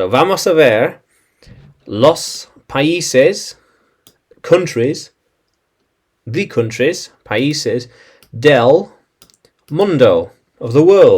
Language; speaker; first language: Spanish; non-native, learner; English